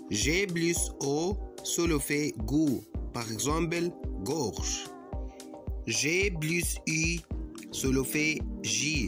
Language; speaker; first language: French; non-native, fluent; Arabic